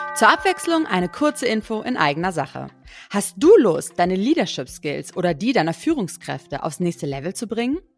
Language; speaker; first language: German; native; German